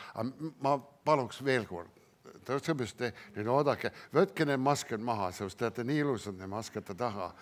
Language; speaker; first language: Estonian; early bilingual, heritage; Estonian